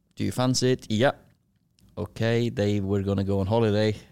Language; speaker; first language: English; non-native, fluent; Norwegian